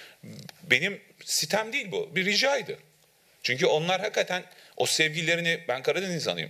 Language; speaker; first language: Turkish; native; Turkish